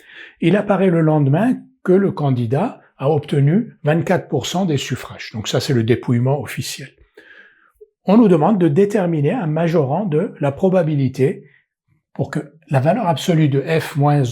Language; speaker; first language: French; native; French